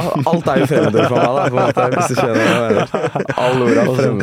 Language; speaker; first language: Norwegian; early bilingual, other home language; Turkish